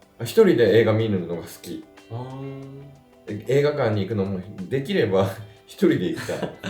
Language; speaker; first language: Japanese; native; Japanese